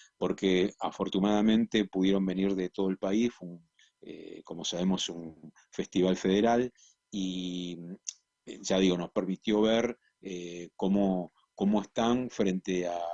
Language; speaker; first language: Spanish; native; Spanish